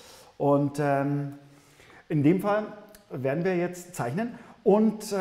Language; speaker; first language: German; native; German